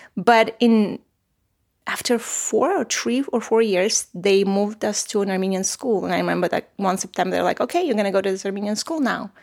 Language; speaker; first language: English; non-native, fluent; Armenian